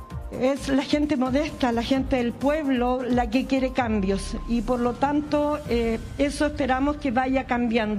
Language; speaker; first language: Spanish; native; Spanish